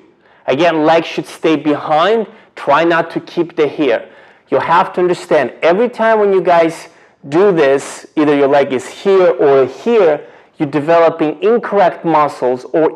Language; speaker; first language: English; non-native, fluent; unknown